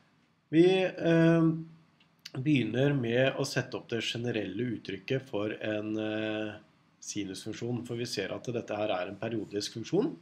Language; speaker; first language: Norwegian; native; Norwegian